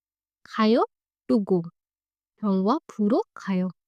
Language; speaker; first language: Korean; non-native, fluent; Hindi